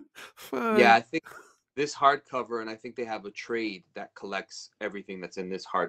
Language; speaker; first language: English; native; English